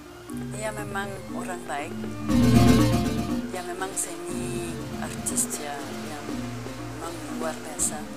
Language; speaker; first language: Indonesian; non-native, learner; French